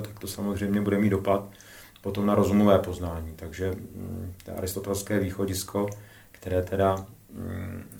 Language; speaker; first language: Czech; native; Czech